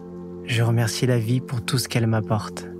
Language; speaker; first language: French; native; French